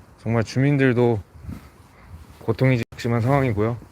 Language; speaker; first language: Korean; native; Korean